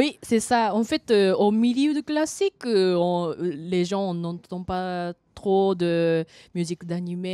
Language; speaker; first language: French; non-native, fluent; Japanese